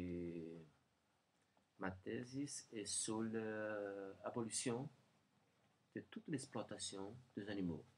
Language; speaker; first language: French; non-native, learner; Portuguese